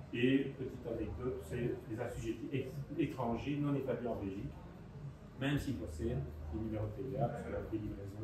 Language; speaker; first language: French; native; French